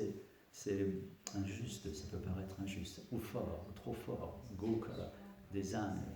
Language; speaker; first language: French; native; French